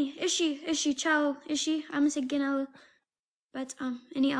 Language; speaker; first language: Amharic; non-native, learner; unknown